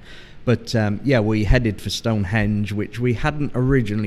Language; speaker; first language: English; native; English